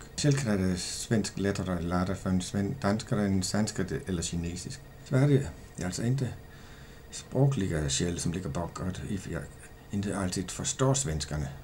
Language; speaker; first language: Swedish; non-native, learner; Danish